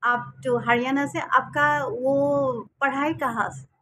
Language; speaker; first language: Hindi; non-native, local second language; Assamese